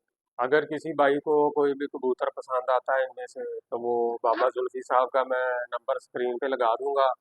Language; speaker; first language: Hindi; non-native, local second language; Punjabi